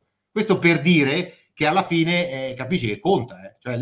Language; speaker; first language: Italian; native; Italian